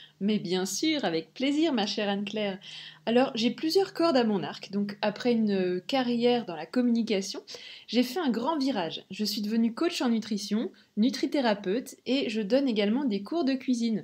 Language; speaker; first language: French; native; French